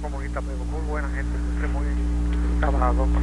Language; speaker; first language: Spanish; native; Spanish